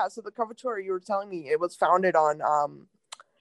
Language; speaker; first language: English; native; English